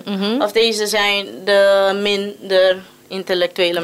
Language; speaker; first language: Dutch; non-native, local second language; Papiamento